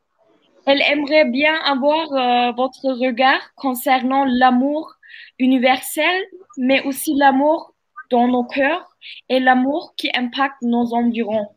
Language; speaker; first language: French; non-native, fluent; Turkish